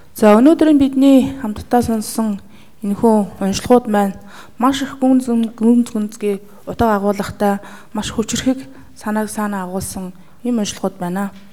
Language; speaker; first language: Mongolian; native; Mongolian